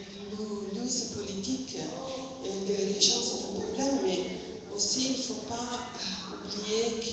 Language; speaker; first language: French; non-native, fluent; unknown